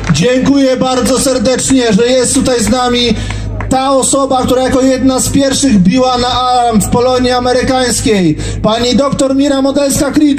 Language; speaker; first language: Polish; native; Polish